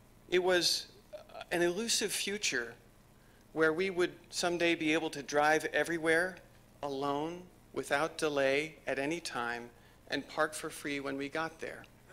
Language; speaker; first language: English; native; English